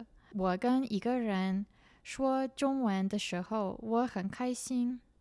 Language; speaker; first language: Chinese; non-native, learner; English